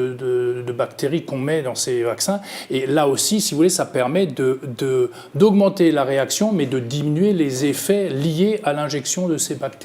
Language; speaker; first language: French; native; French